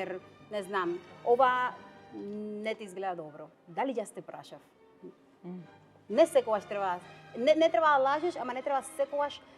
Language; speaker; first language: Macedonian; non-native, fluent; Spanish